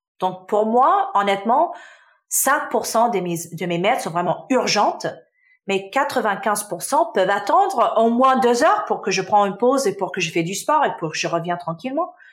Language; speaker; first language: French; non-native, local second language; Arabic